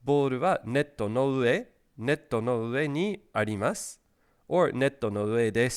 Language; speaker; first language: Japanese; non-native, fluent; English